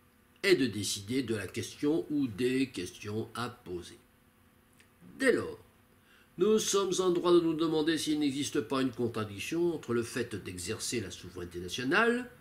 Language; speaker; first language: French; native; French